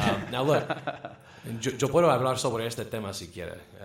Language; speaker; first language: Spanish; non-native, fluent; English